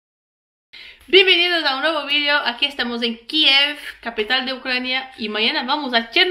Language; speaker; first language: Spanish; non-native, fluent; Portuguese